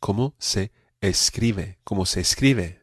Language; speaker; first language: Spanish; non-native, fluent; English